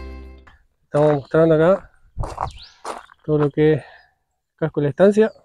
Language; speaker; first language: Spanish; native; Spanish